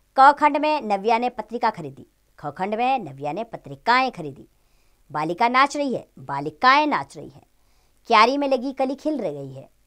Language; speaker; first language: Hindi; native; Hindi